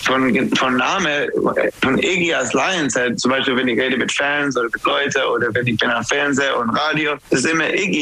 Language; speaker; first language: German; non-native, fluent; English